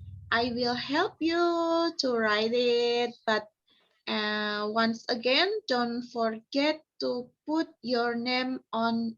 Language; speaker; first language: English; non-native, fluent; Indonesian